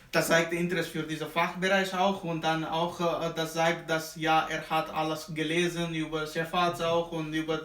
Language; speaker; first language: German; non-native, learner; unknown